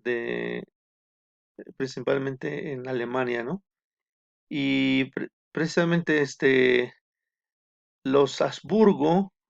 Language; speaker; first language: Spanish; native; Spanish